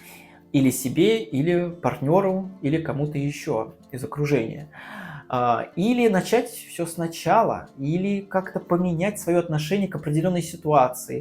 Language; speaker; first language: Russian; native; Russian